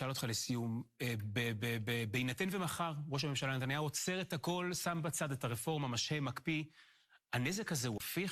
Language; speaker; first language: Hebrew; native; Hebrew